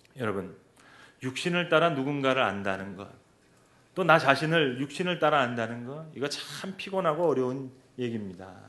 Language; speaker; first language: Korean; native; Korean